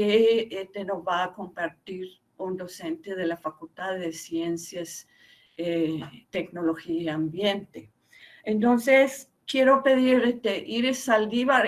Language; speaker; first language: Spanish; non-native, fluent; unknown